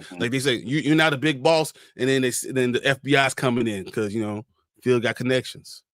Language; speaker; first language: English; native; English